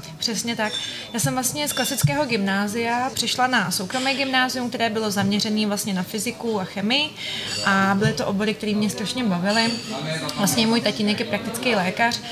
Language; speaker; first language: Czech; early bilingual, other home language; Ukrainian